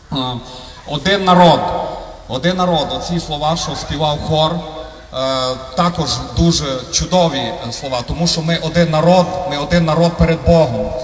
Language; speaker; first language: Ukrainian; native; Ukrainian